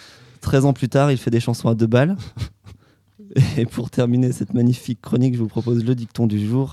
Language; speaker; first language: French; native; French